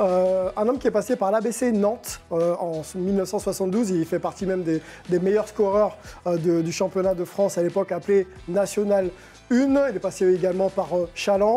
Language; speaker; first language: French; native; French